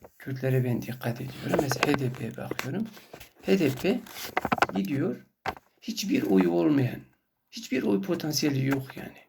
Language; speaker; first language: Turkish; non-native, local second language; Kurdish